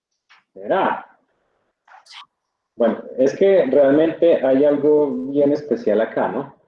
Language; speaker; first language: Spanish; native; Spanish